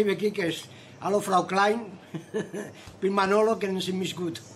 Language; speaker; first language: German; non-native, fluent; Spanish